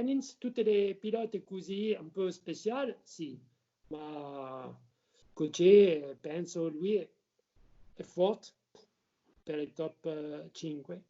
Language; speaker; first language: Italian; non-native, learner; French